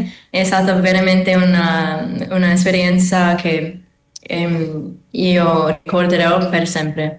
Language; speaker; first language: Italian; non-native, learner; English